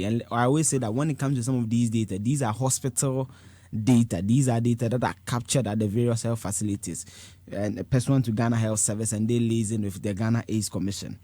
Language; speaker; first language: English; non-native, local second language; Akan